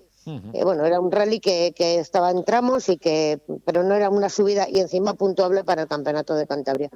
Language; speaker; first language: Spanish; native; Spanish